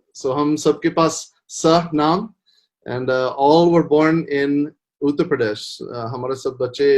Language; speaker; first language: Hindi; non-native, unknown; English